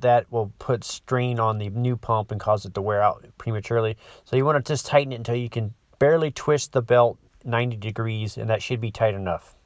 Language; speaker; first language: English; native; English